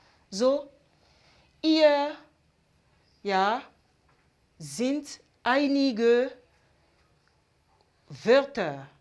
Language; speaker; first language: German; non-native, fluent; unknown